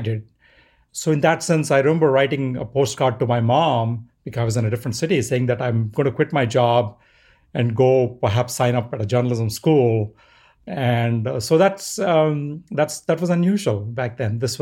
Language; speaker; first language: English; non-native, local second language; Telugu